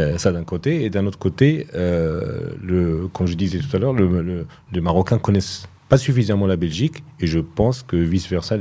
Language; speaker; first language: French; non-native, local second language; Arabic